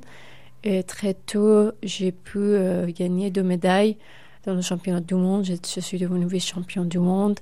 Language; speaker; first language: French; non-native, fluent; Persian